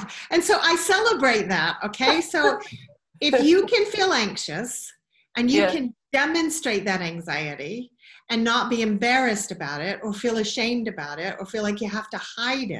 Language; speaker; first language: English; native; English